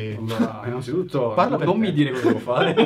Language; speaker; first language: Italian; native; Italian